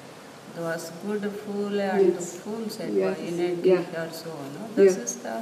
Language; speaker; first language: German; non-native, learner; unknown